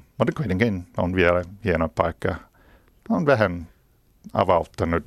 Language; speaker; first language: Finnish; non-native, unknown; English